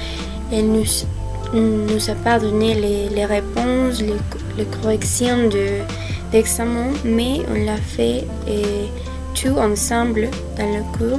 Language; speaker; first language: French; non-native, fluent; Spanish